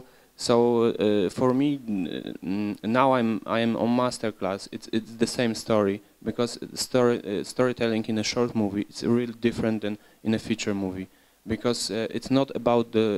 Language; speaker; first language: English; non-native, learner; Polish